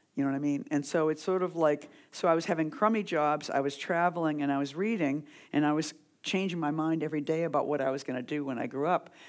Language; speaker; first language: English; native; English